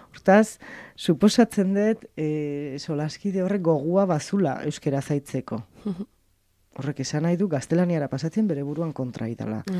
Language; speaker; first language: Basque; native; Basque